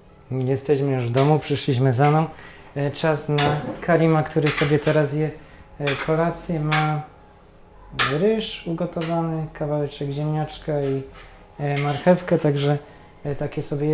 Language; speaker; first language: Polish; native; Polish